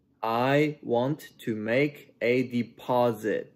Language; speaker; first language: English; non-native, fluent; Chinese